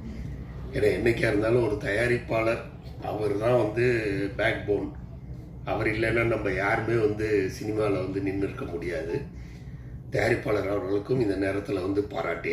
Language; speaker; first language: Tamil; native; Tamil